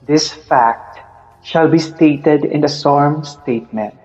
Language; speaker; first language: English; non-native, local second language; Filipino